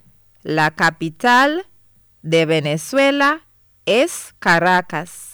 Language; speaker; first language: Spanish; non-native, fluent; English